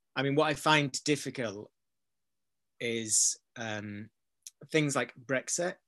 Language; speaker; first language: English; native; English